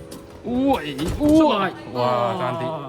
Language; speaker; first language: Chinese; native; Chinese